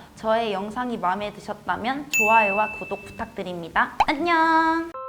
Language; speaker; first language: Korean; early bilingual, heritage; Korean